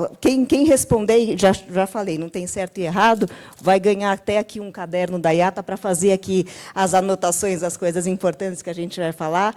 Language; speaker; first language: Portuguese; native; Portuguese